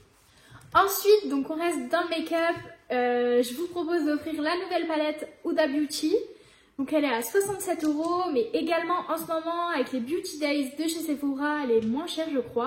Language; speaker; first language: French; native; French